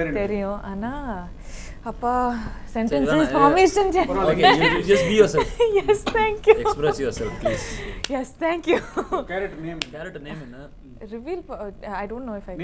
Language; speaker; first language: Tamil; non-native, learner; Kannada